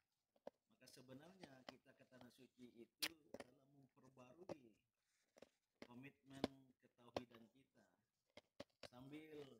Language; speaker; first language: Indonesian; native; Indonesian